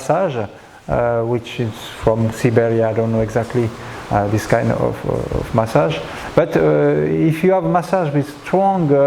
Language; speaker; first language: English; non-native, learner; French